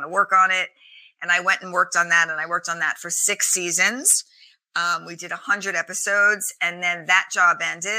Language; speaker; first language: English; native; English